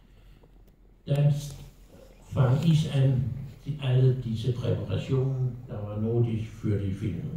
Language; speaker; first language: German; non-native, learner; Danish